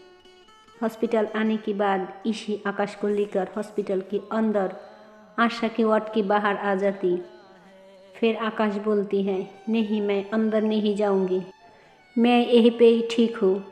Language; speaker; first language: Hindi; non-native, local second language; Bangla